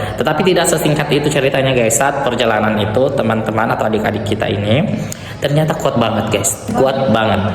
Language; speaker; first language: Indonesian; non-native, local second language; Buginese